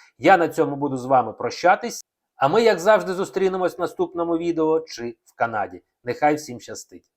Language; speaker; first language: Ukrainian; non-native, local second language; Russian